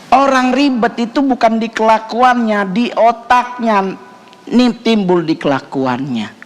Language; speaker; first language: Indonesian; native; Indonesian